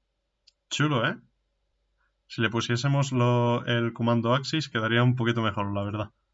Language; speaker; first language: Spanish; native; Spanish